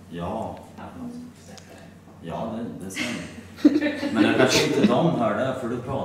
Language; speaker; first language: Swedish; native; Swedish